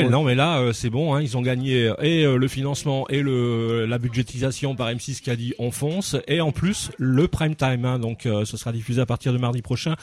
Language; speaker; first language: French; native; French